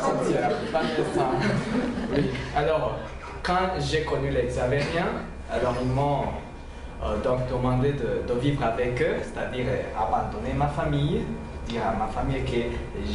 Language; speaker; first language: French; non-native, local second language; Rundi